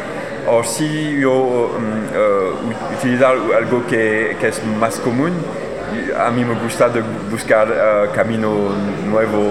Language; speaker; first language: Spanish; non-native, learner; French